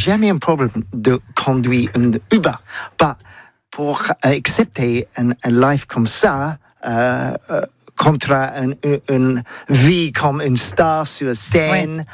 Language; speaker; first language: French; non-native, learner; English